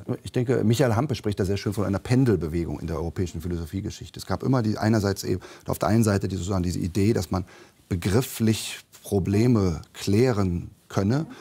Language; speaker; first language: German; native; German